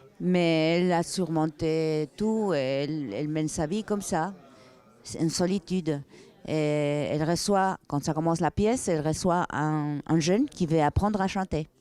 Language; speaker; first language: French; non-native, fluent; Spanish